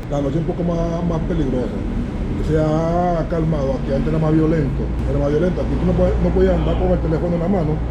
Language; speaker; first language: Spanish; native; Spanish